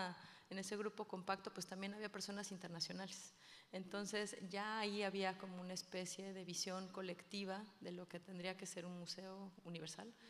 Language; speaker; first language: Spanish; native; Spanish